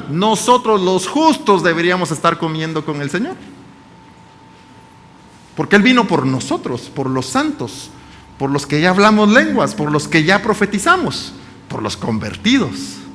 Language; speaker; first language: Spanish; native; Spanish